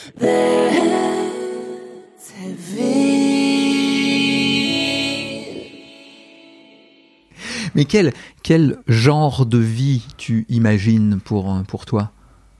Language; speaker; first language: French; non-native, learner; English